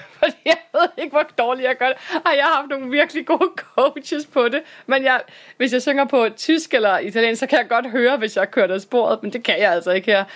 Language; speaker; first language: Danish; native; Danish